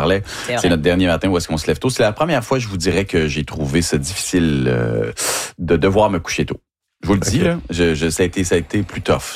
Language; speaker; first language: French; native; French